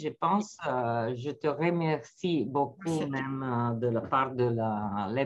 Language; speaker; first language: French; non-native, fluent; Italian